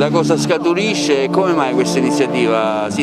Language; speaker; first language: Italian; native; Italian